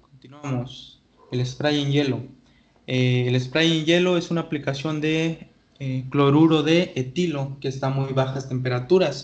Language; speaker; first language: Spanish; native; Spanish